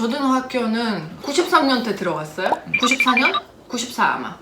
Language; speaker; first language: Korean; non-native, fluent; Russian